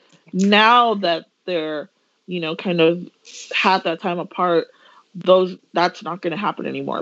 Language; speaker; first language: English; native; English